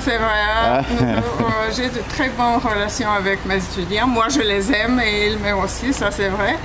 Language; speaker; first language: French; non-native, fluent; Bulgarian